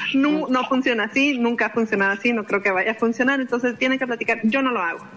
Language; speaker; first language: Spanish; native; Spanish